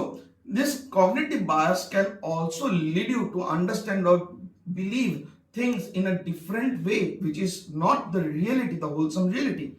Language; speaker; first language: English; non-native, local second language; Bangla